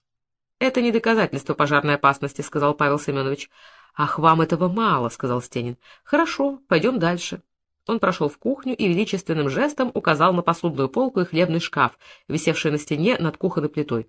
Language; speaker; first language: Russian; native; Russian